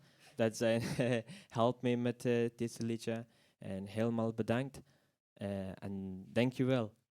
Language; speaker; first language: Dutch; non-native, learner; Persian